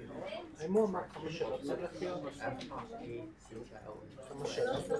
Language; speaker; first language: Hebrew; non-native, learner; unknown